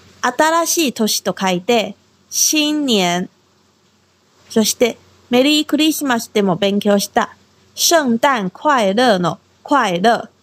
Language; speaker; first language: Japanese; non-native, fluent; Chinese